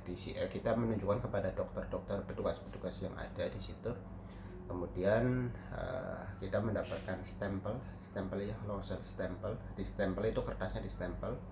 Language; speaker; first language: Indonesian; native; Indonesian